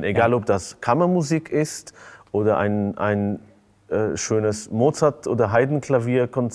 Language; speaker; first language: German; non-native, fluent; Hebrew